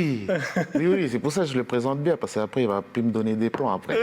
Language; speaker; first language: French; native; French